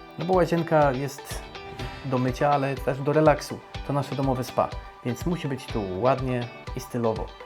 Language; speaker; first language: Polish; native; Polish